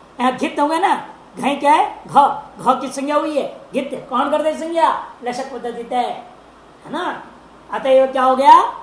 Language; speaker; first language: Hindi; non-native, local second language; Marathi